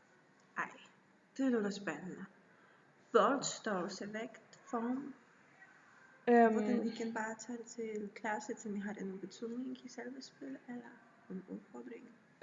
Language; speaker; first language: Danish; non-native, learner; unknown